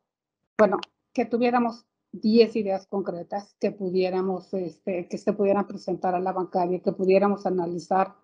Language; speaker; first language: Spanish; native; Spanish